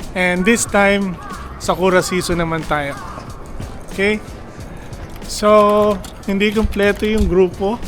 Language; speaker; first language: Filipino; native; Filipino